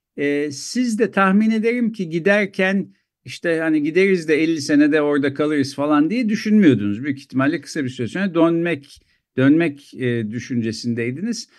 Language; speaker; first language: Turkish; native; Turkish